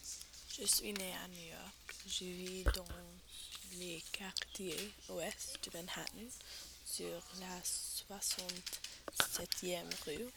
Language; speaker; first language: French; non-native, learner; English